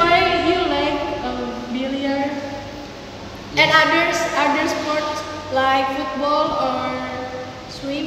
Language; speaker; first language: English; non-native, learner; Indonesian